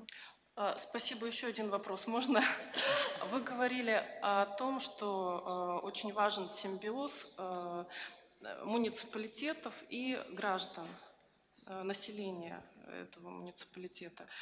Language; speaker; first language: Russian; native; Russian